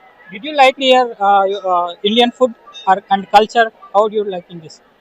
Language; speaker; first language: English; non-native, local second language; Telugu